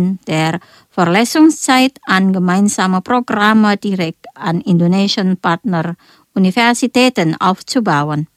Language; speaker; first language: German; non-native, fluent; Indonesian